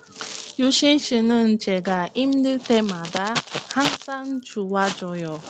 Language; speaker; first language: Korean; non-native, learner; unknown